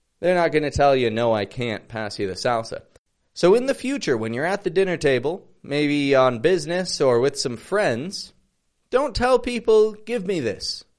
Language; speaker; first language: English; native; English